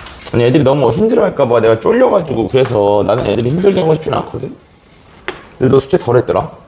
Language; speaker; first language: Korean; native; Korean